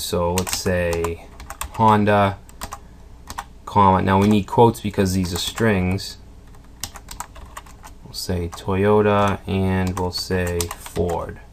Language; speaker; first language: English; native; English